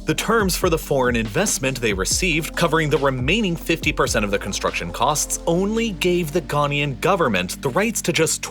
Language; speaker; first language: English; native; English